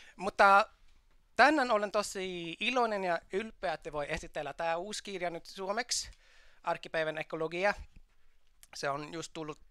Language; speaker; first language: Finnish; non-native, fluent; Swedish